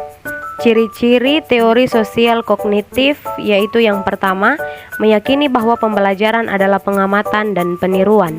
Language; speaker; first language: Indonesian; native; Indonesian